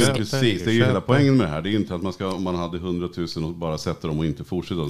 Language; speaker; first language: Swedish; native; Swedish